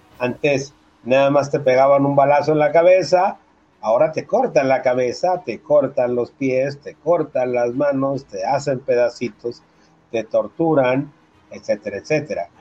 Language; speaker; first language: Spanish; native; Spanish